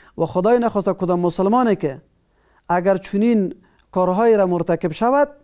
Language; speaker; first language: Persian; native; Persian